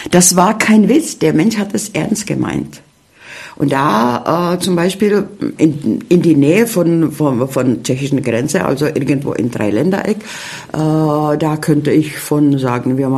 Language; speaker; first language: German; early bilingual, heritage; Czech